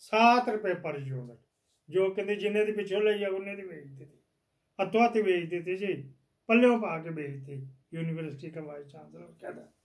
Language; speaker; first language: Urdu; non-native, local second language; Punjabi